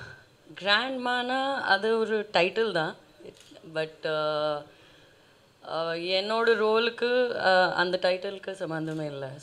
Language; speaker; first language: Tamil; non-native, fluent; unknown